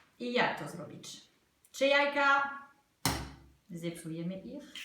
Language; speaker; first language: Polish; non-native, learner; French